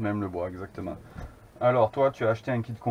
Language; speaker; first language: French; native; French